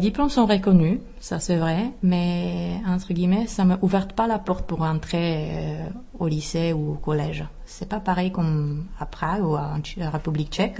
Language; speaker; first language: French; non-native, fluent; Czech